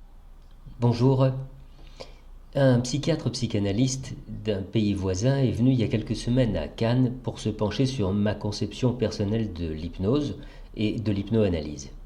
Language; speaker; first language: French; native; French